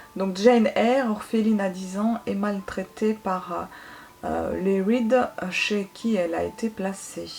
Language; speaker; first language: French; non-native, fluent; Russian